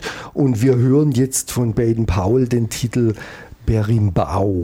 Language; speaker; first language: German; native; German